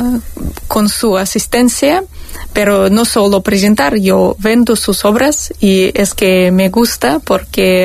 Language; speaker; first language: Spanish; non-native, learner; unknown